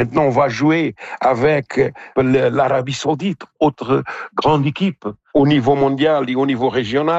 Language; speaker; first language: French; non-native, fluent; Portuguese